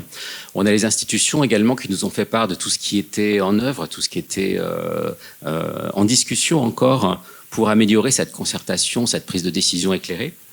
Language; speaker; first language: French; native; French